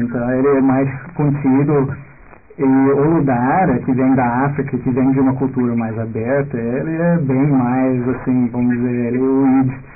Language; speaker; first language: Portuguese; non-native, fluent; English